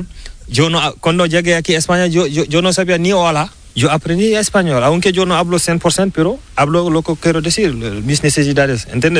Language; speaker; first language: Spanish; non-native, learner; Fula